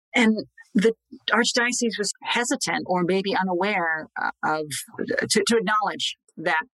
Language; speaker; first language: English; native; English